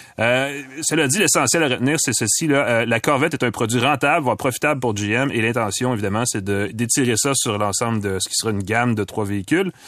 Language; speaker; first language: French; native; French